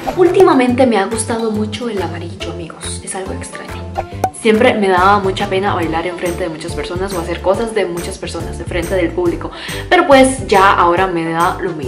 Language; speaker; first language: Spanish; early bilingual, other home language; Cantonese